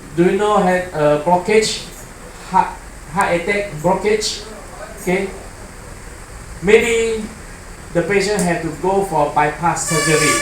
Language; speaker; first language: English; non-native, learner; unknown